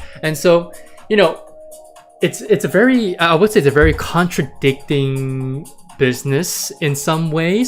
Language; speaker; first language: English; native; English